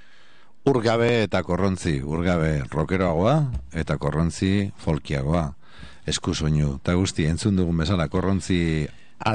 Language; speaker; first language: Basque; native; Basque